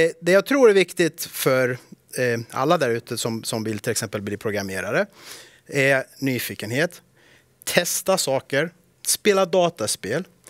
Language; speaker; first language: Swedish; early bilingual, other home language; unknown